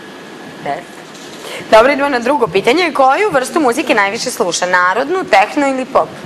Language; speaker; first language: Croatian; native; Croatian